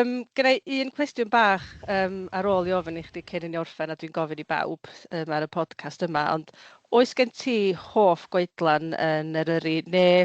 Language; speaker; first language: Welsh; native; Welsh